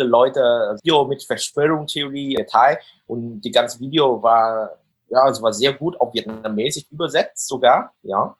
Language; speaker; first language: German; non-native, fluent; Vietnamese